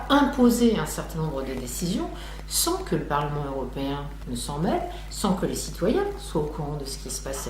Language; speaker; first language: French; native; French